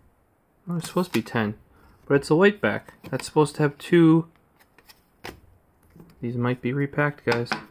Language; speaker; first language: English; native; English